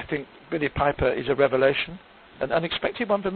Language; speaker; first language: English; native; English